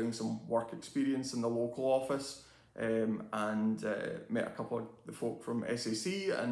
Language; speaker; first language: English; native; English